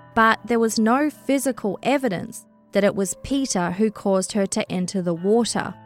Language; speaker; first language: English; native; English